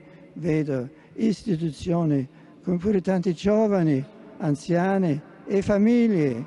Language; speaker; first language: Italian; non-native, fluent; German